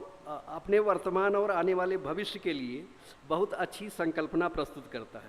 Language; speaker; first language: Hindi; native; Hindi